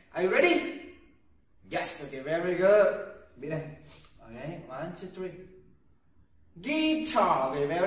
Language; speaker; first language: English; non-native, learner; Vietnamese